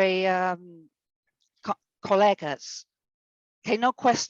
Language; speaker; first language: Spanish; non-native, fluent; English